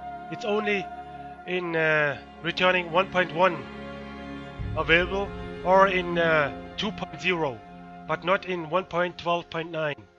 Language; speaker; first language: English; non-native, learner; German